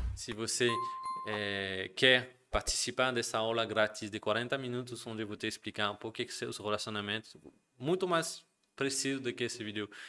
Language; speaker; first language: Portuguese; non-native, fluent; French